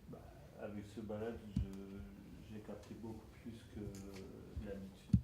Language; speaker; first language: French; non-native, learner; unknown